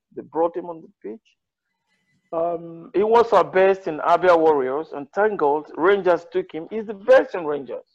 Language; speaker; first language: English; non-native, local second language; Yoruba